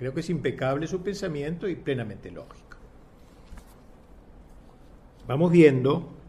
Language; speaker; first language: Spanish; native; Spanish